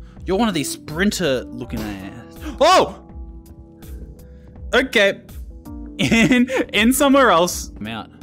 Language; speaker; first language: English; native; English